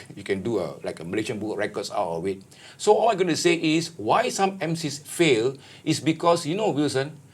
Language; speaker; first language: English; non-native, local second language; Malay